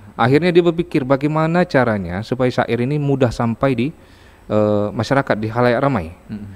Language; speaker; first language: Indonesian; native; Indonesian